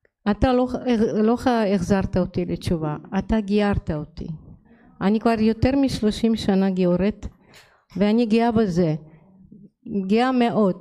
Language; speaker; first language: Hebrew; non-native, fluent; Russian